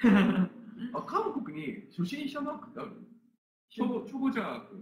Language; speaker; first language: Japanese; native; Japanese